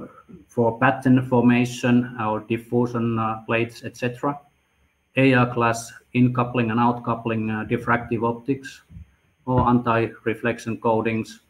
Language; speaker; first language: English; non-native, fluent; Finnish